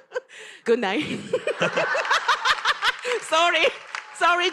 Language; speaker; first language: English; non-native, learner; Japanese